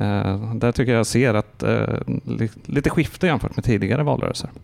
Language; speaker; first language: Swedish; native; Swedish